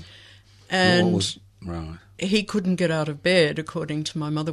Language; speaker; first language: English; native; English